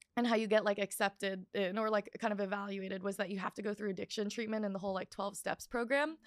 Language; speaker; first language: English; native; English